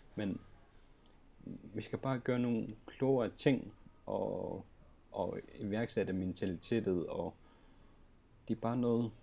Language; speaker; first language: Danish; non-native, local second language; Kalaallisut